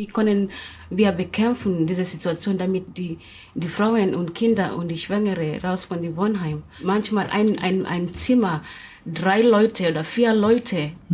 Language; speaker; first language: German; non-native, learner; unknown